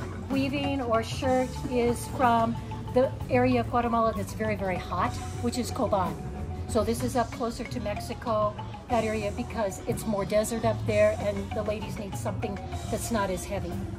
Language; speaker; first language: English; native; English